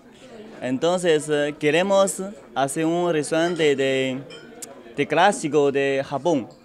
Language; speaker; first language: Spanish; non-native, learner; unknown